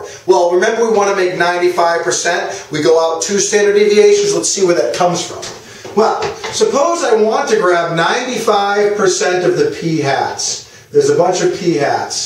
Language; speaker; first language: English; native; English